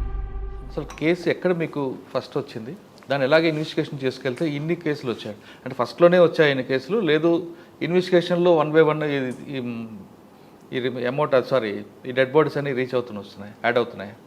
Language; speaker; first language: Telugu; native; Telugu